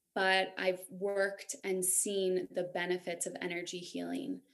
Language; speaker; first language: English; native; English